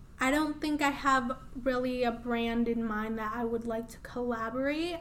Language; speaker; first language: English; early bilingual, other home language; Spanish